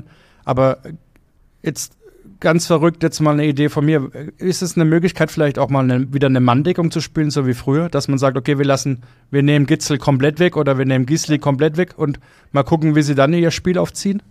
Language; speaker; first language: German; native; German